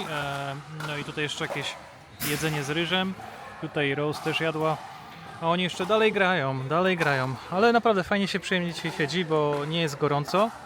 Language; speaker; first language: Polish; native; Polish